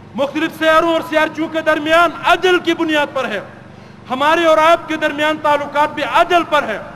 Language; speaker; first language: Urdu; non-native, local second language; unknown